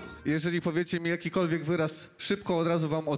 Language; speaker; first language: Polish; native; Polish